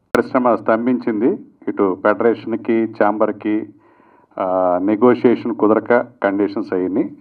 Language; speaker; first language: Telugu; native; Telugu